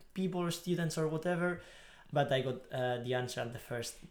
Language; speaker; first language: English; non-native, fluent; Spanish